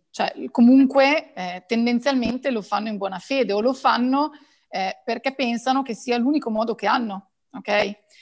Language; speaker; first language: Italian; native; Italian